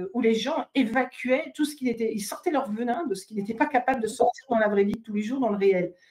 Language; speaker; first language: French; native; French